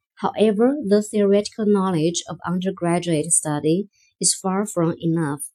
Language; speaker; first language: English; non-native, fluent; Chinese